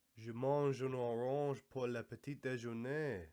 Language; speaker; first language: French; non-native, learner; English